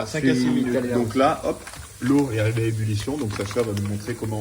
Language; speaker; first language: French; native; French